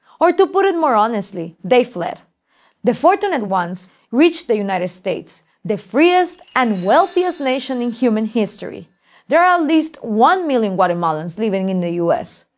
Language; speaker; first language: English; non-native, fluent; Spanish